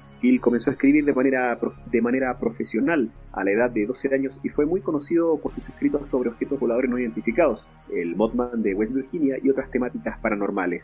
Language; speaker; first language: Spanish; native; Spanish